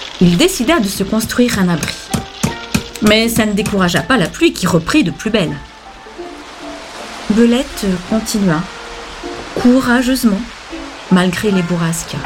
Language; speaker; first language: French; native; French